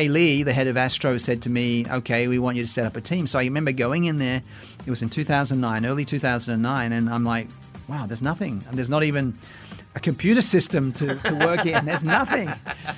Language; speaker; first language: English; native; English